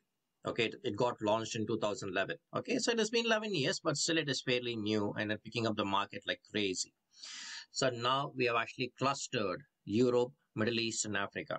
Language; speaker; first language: English; non-native, local second language; Tamil